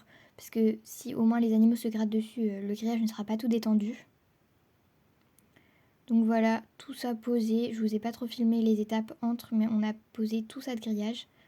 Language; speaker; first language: French; native; French